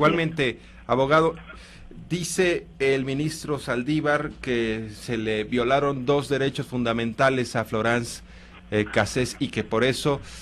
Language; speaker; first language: Spanish; native; Spanish